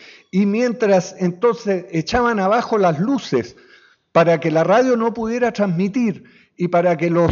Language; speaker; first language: Spanish; native; Spanish